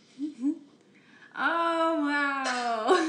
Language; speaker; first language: Spanish; non-native, learner; English